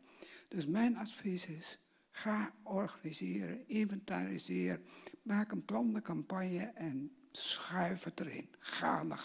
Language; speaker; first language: Dutch; native; Dutch